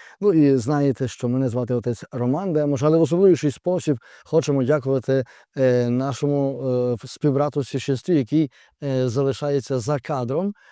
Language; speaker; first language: Ukrainian; native; Ukrainian